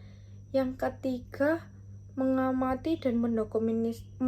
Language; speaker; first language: Indonesian; native; Indonesian